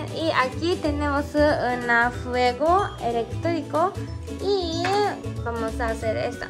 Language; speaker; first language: Spanish; non-native, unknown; Japanese